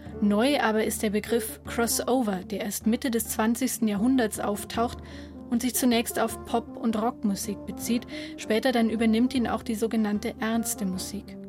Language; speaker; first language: German; native; German